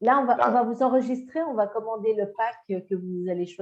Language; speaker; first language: French; native; French